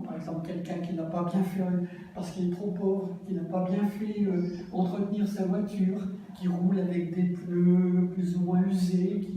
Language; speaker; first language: French; native; French